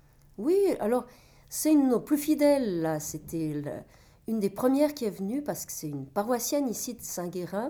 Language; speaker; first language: French; native; French